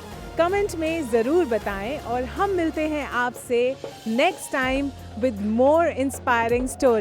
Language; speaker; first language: Hindi; native; Hindi